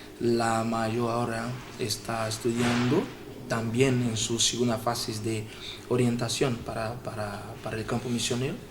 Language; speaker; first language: Spanish; non-native, fluent; Portuguese